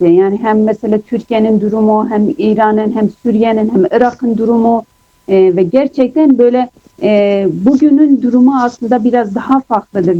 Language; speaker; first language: Turkish; non-native, fluent; Kurdish